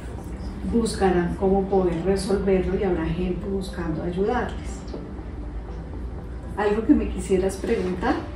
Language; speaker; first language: Spanish; native; Spanish